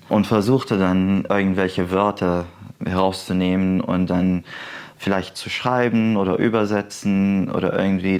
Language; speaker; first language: German; non-native, fluent; Arabic